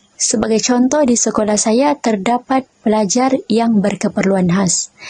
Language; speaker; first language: Malay; native; Malay